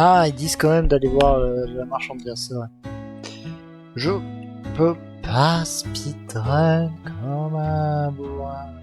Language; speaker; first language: French; native; French